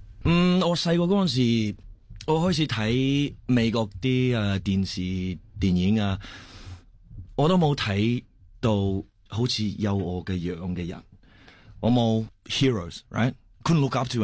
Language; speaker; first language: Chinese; early bilingual, heritage; Cantonese